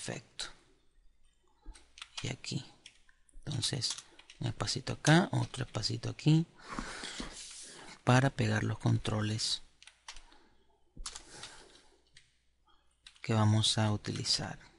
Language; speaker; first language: Spanish; native; Spanish